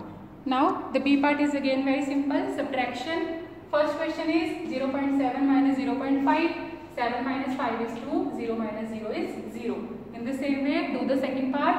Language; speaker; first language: English; non-native, local second language; Hindi